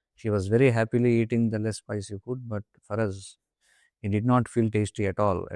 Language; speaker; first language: English; non-native, local second language; Telugu